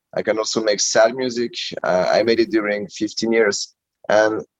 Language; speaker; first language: English; non-native, learner; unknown